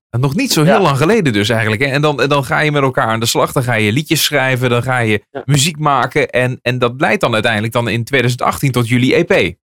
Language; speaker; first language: Dutch; native; Dutch